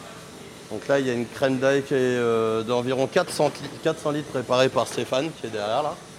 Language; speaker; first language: French; native; French